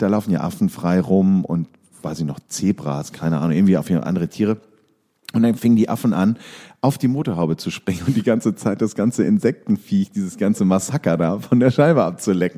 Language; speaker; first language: German; native; German